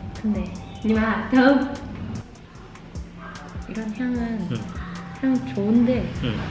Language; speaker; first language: Korean; non-native, learner; Vietnamese